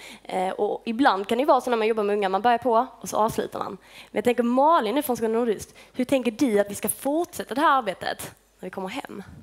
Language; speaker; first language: Swedish; native; Swedish